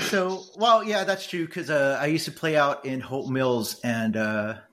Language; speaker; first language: English; early bilingual, other home language; Spanish